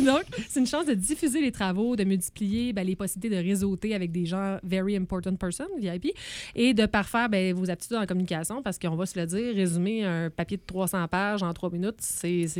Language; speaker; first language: French; native; French